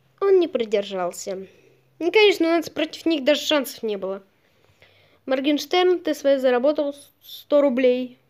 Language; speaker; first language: Russian; native; Russian